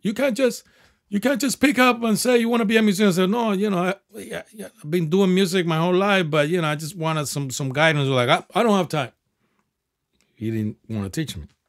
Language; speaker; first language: English; non-native, fluent; Spanish